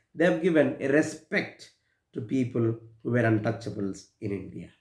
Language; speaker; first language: English; non-native, local second language; Telugu